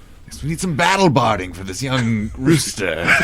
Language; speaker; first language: English; native; English